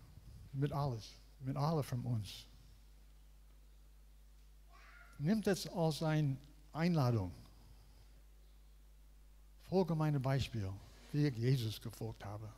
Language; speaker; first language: German; non-native, learner; English